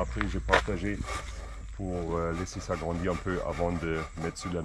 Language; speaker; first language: French; non-native, fluent; German